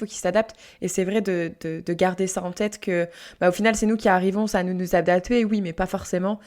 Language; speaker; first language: French; native; French